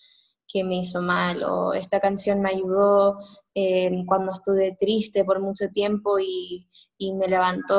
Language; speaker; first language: Spanish; early bilingual, heritage; Spanish